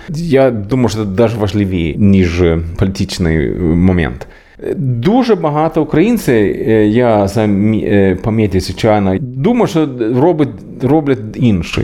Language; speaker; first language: Ukrainian; non-native, learner; Swedish